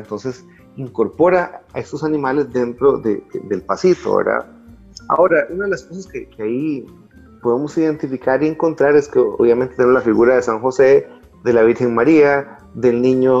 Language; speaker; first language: Spanish; native; Spanish